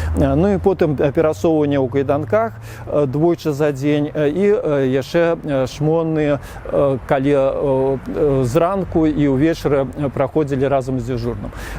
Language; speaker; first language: Belarusian; native; Belarusian